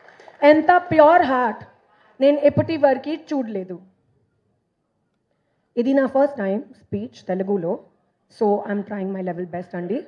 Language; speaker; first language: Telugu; non-native, learner; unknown